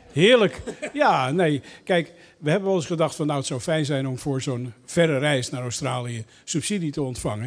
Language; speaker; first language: Dutch; native; Dutch